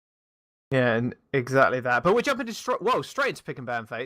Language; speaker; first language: English; native; English